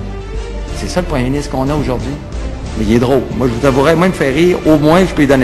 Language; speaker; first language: French; native; French